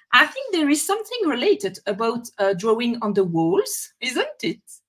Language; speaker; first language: English; non-native, fluent; French